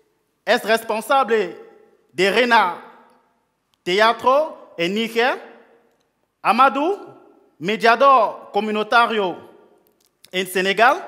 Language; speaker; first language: Spanish; non-native, fluent; French